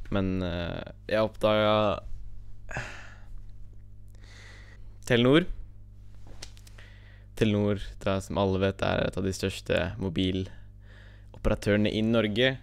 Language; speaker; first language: Norwegian; native; Norwegian